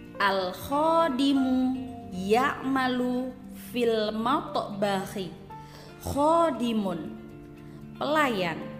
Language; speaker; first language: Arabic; non-native, fluent; Indonesian